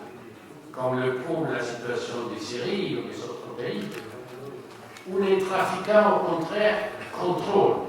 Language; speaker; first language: French; non-native, learner; Spanish